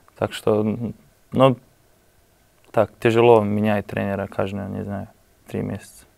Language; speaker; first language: Russian; non-native, learner; Slovenian